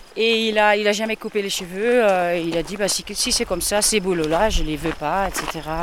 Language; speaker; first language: French; non-native, fluent; Dutch